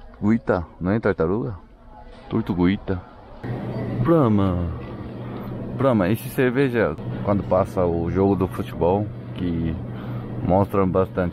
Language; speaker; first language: Portuguese; non-native, learner; Korean